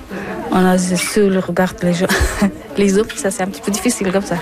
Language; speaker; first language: French; non-native, learner; Persian